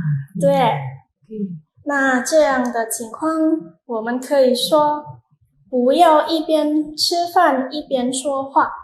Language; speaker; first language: Chinese; non-native, fluent; Indonesian